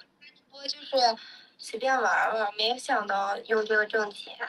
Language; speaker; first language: Chinese; native; Chinese